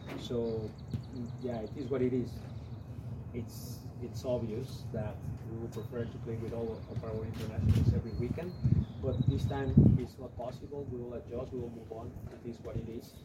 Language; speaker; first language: English; non-native, fluent; Spanish